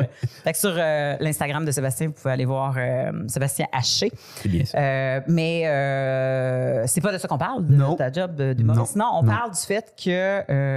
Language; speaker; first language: French; native; French